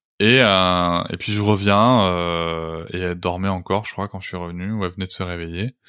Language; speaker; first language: French; native; French